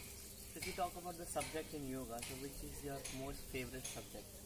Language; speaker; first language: English; non-native, local second language; Hindi